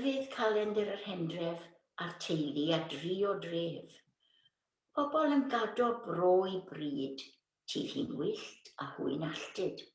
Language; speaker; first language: Welsh; native; Welsh